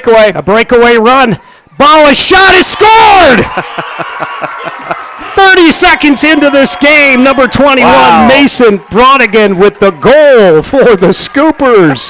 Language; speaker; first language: English; native; English